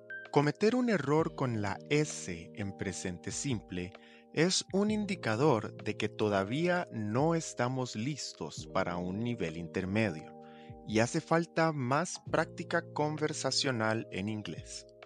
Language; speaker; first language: Spanish; native; Spanish